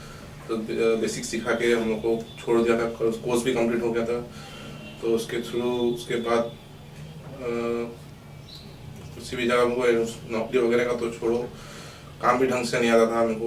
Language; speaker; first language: Hindi; non-native, local second language; Assamese